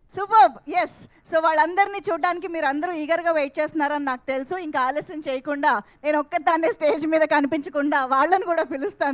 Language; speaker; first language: Telugu; native; Telugu